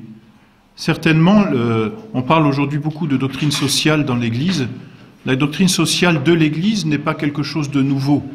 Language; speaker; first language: French; native; French